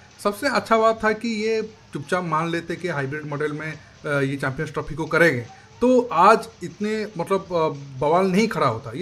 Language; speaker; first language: Hindi; native; Hindi